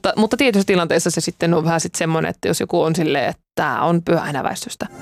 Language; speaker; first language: Finnish; native; Finnish